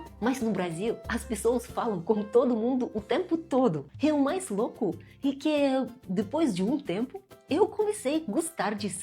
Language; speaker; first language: Portuguese; non-native, fluent; Russian